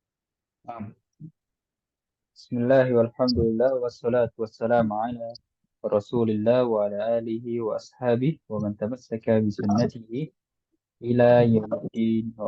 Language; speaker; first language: Arabic; non-native, fluent; Indonesian